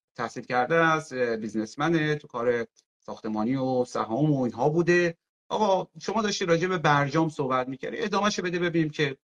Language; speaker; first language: Persian; native; Persian